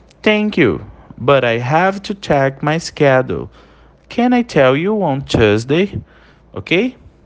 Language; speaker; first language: English; non-native, fluent; Portuguese